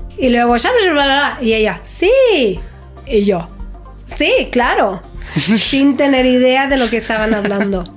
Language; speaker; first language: Spanish; non-native, fluent; Swedish